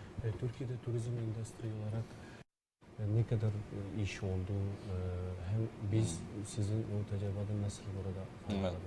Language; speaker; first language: Turkish; non-native, learner; Urdu